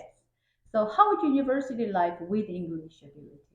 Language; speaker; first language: English; non-native, fluent; Korean